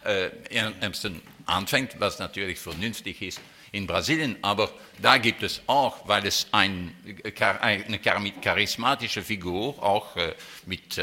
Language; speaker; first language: German; non-native, fluent; French